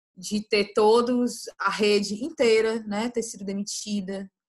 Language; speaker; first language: Portuguese; native; Portuguese